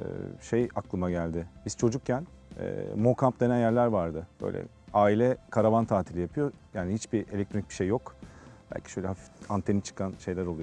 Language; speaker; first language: Turkish; native; Turkish